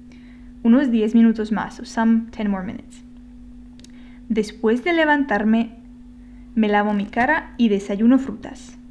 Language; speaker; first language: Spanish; non-native, fluent; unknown